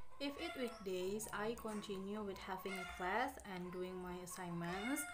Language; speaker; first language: English; non-native, learner; Indonesian